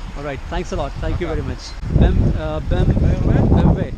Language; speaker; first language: English; non-native, local second language; Hindi